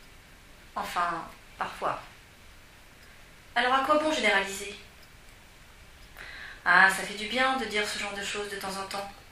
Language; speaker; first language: French; native; French